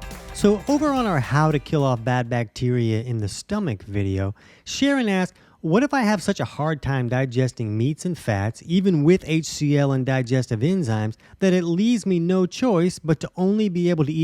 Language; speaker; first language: English; native; English